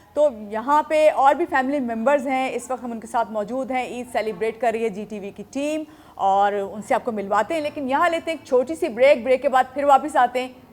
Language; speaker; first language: Urdu; native; Urdu